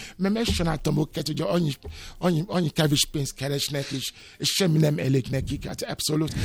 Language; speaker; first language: Hungarian; non-native, fluent; Yoruba